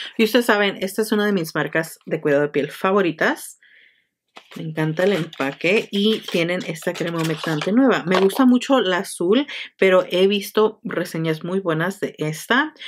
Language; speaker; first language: Spanish; early bilingual, heritage; Spanish